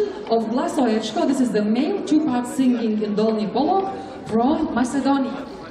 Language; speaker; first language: English; non-native, fluent; Lithuanian